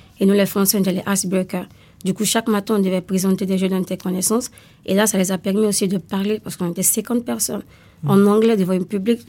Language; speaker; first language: French; non-native, fluent; Italian